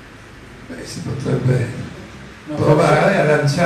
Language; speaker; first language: Italian; native; Italian